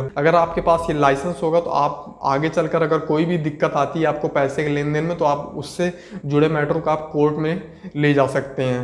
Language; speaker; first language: Hindi; native; Hindi